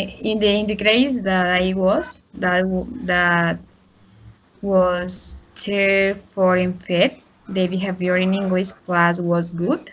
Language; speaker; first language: English; non-native, learner; Spanish